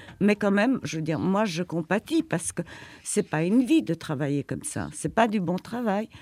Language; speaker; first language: French; non-native, fluent; Polish